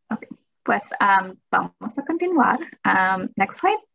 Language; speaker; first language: Spanish; early bilingual, heritage; English